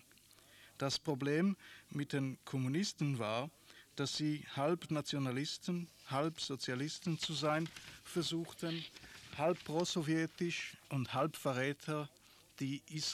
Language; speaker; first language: German; non-native, fluent; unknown